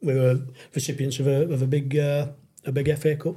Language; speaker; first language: English; native; English